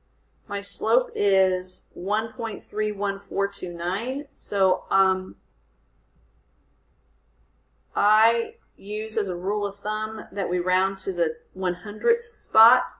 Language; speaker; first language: English; native; English